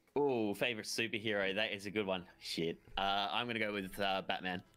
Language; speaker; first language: English; native; English